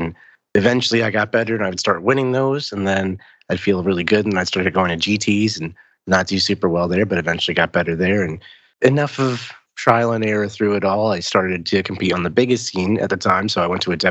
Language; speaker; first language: English; native; English